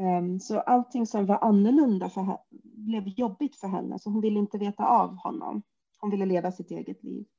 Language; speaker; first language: Swedish; early bilingual, other home language; Arabic